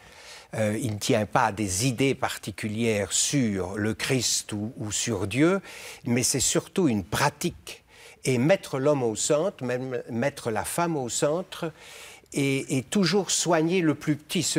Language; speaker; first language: French; native; French